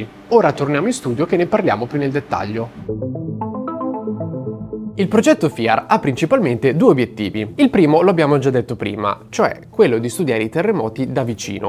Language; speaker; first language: Italian; native; Italian